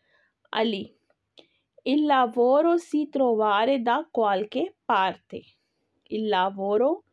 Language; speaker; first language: Italian; non-native, learner; Urdu